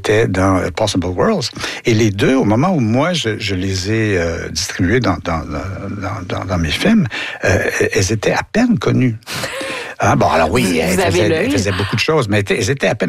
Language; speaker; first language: French; native; French